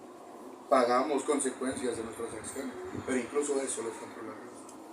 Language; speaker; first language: Spanish; native; Spanish